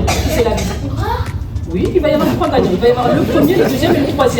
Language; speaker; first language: French; native; French